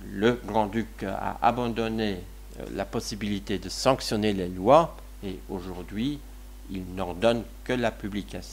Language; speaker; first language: French; non-native, local second language; Luxembourgish